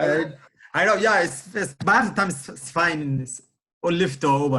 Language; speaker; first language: English; non-native, learner; Somali